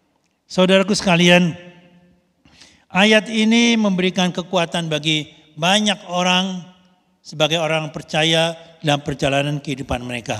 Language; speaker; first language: Indonesian; native; Indonesian